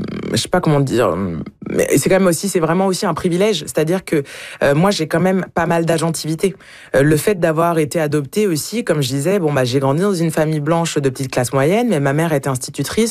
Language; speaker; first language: French; native; French